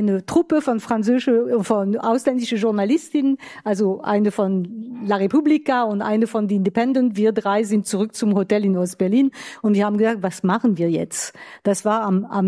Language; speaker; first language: German; non-native, fluent; French